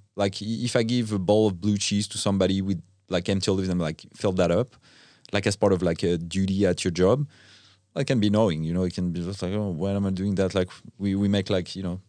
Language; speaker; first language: English; non-native, fluent; French